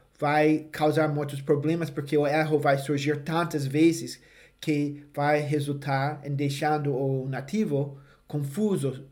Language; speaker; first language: Portuguese; non-native, fluent; English